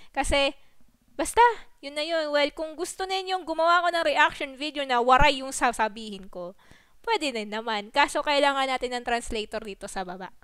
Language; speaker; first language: Filipino; non-native, local second language; Waray